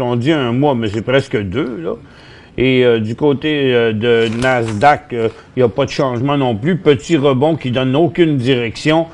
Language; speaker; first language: French; native; French